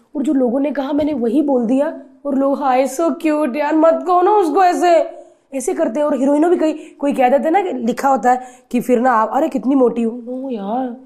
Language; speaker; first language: Hindi; native; Hindi